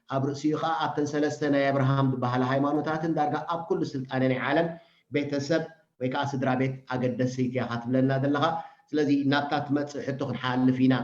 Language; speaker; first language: Tigrinya; native; Tigrinya